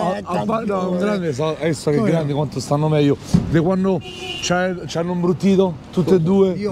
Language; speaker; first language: Italian; native; Italian